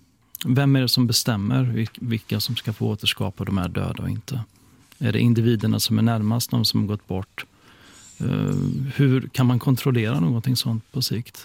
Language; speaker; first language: Swedish; native; Swedish